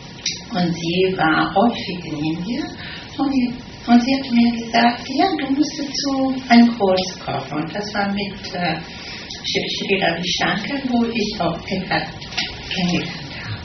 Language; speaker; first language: German; non-native, fluent; Italian